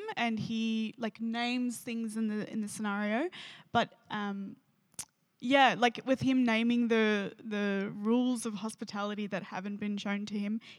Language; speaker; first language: English; native; English